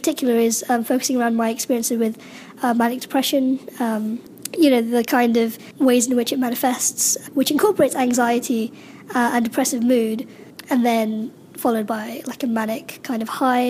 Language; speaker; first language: English; native; English